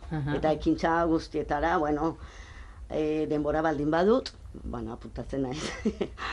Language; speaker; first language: Basque; non-native, fluent; Spanish